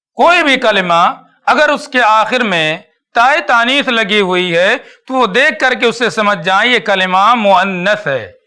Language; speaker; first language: Urdu; native; Urdu